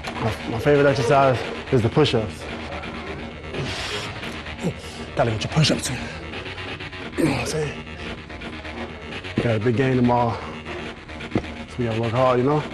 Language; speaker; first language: English; native; English